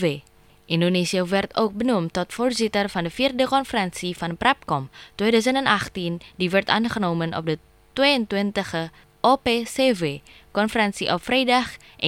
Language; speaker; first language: Dutch; non-native, fluent; Indonesian